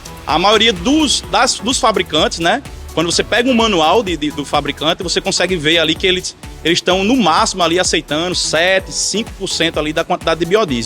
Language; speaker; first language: Portuguese; native; Portuguese